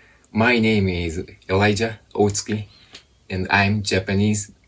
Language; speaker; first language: English; non-native, fluent; Japanese